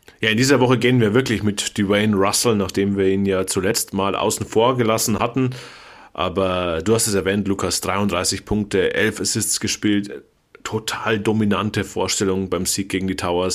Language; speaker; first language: German; native; German